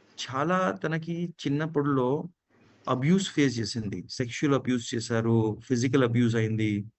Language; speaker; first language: Telugu; non-native, fluent; Gujarati